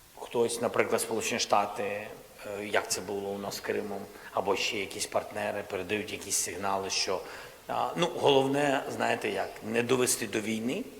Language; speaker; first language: Ukrainian; non-native, local second language; Russian